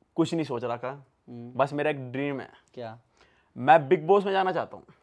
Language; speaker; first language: Hindi; native; Hindi